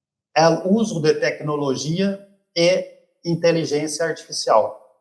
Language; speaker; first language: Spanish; non-native, fluent; Portuguese